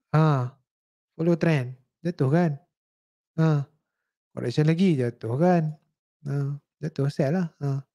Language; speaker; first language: Malay; native; Malay